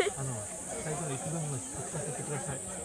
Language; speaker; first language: Japanese; native; Japanese